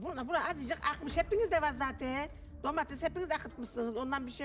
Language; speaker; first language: Turkish; native; Turkish